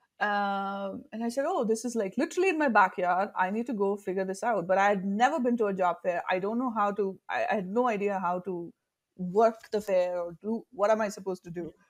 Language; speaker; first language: English; non-native, local second language; Tamil